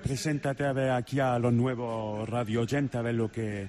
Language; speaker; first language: Spanish; native; Spanish